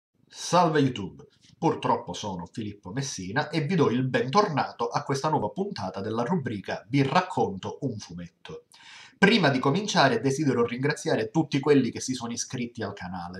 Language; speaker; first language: Italian; native; Italian